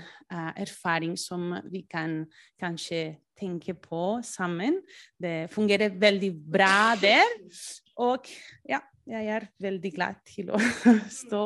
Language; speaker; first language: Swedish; non-native, learner; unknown